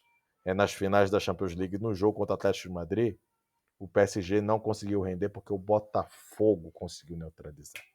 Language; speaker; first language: Portuguese; native; Portuguese